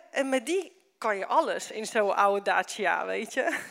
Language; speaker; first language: Dutch; non-native, fluent; Romanian